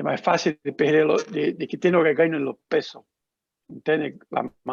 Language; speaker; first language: Spanish; non-native, learner; Portuguese